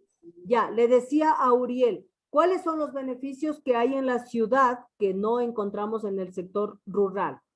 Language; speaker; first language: Spanish; native; Spanish